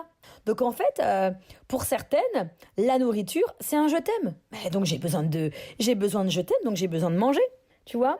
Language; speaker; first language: French; native; French